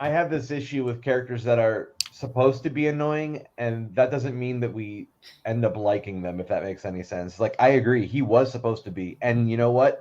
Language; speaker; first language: English; native; English